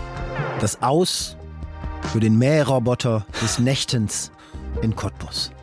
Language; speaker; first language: German; native; German